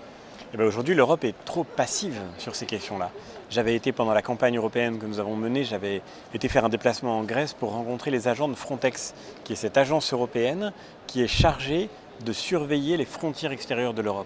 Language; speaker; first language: French; native; French